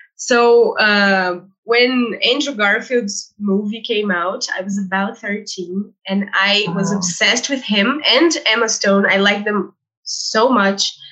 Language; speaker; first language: English; non-native, fluent; Portuguese